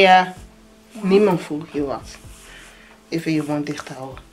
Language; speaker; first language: Dutch; non-native, fluent; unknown